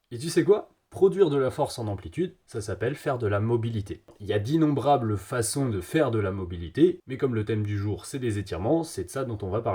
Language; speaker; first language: French; native; French